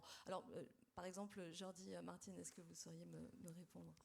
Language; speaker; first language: French; native; French